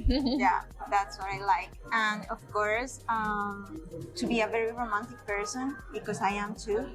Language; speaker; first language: English; non-native, learner; Spanish